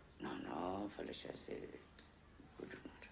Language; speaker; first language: French; non-native, learner; Arabic